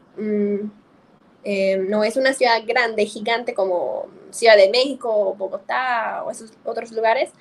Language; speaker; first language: Spanish; non-native, fluent; English